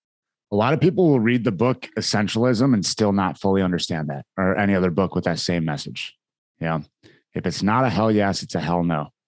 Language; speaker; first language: English; native; English